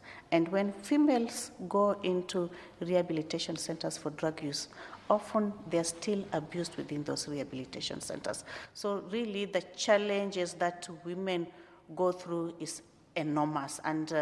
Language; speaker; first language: English; non-native, local second language; Luo (Kenya and Tanzania)